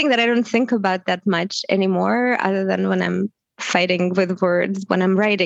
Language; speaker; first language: English; non-native, fluent; Russian